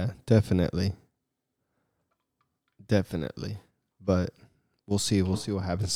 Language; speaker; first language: English; early bilingual, other home language; Spanish